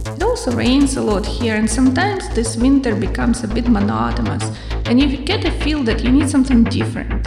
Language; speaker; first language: English; non-native, fluent; Ukrainian